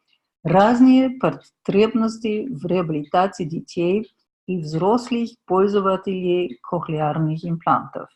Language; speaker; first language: Russian; non-native, fluent; German